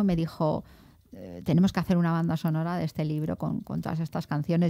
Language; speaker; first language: Spanish; native; Spanish